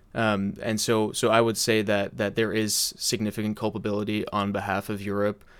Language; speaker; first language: English; early bilingual, heritage; English